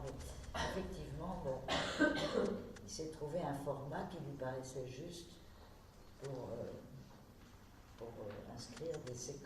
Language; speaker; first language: French; native; French